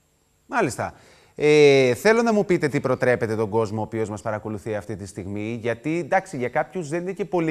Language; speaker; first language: Greek; native; Greek